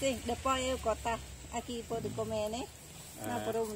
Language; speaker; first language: Portuguese; non-native, learner; Vietnamese